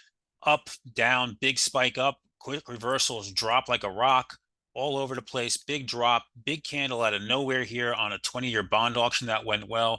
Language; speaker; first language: English; native; English